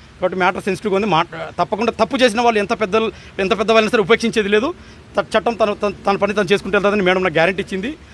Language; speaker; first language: Telugu; native; Telugu